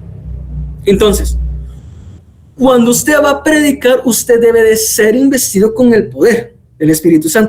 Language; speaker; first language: Spanish; native; Spanish